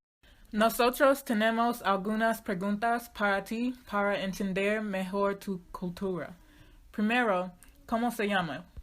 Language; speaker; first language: Spanish; non-native, learner; English